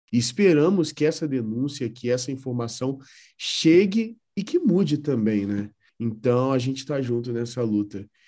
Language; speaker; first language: Portuguese; native; Portuguese